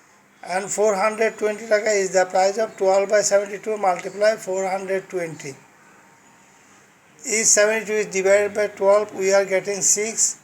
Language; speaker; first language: English; non-native, fluent; Bangla